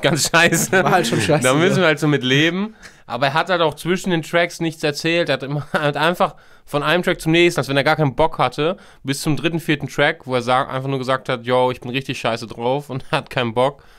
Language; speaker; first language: German; native; German